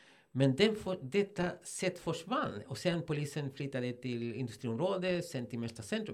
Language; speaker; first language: Swedish; non-native, fluent; Spanish